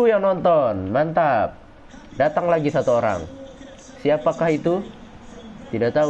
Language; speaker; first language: Indonesian; native; Indonesian